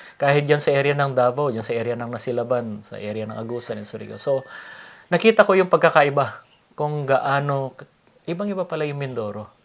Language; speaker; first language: Filipino; non-native, local second language; Iloko